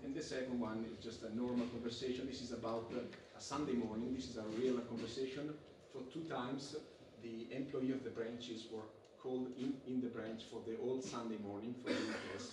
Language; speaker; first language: English; non-native, fluent; Italian